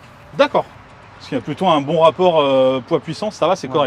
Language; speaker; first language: French; native; French